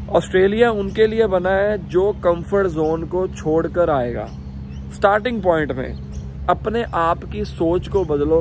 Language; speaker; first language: Hindi; native; Hindi